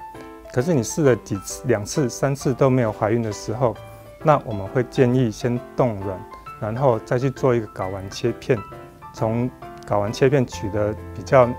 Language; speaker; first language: Chinese; native; Chinese